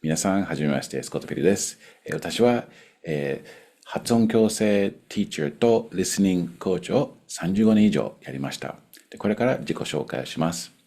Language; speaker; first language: Japanese; non-native, fluent; English